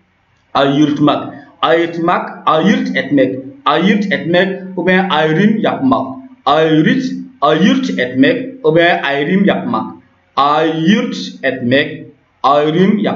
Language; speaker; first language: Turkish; non-native, learner; French